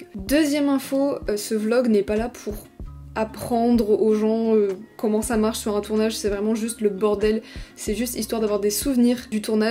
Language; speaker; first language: French; native; French